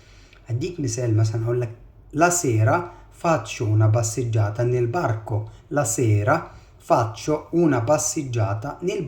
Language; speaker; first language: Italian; non-native, fluent; Arabic